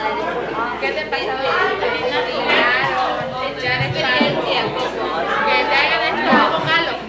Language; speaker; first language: Spanish; early bilingual, other home language; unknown